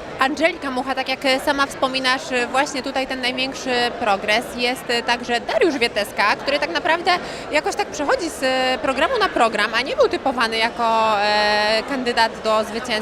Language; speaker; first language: Polish; native; Polish